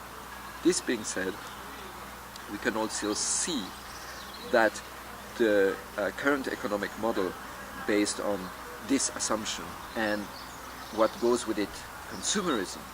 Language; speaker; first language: English; non-native, fluent; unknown